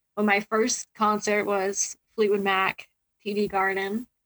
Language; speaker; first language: English; native; English